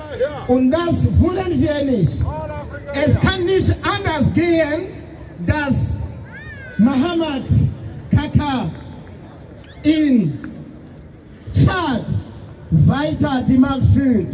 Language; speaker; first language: German; non-native, fluent; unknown